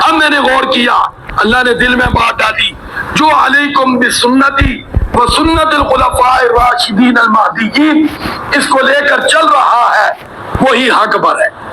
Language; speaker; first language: Urdu; native; Urdu